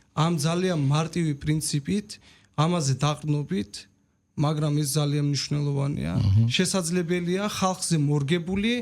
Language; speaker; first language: Georgian; non-native, local second language; Azerbaijani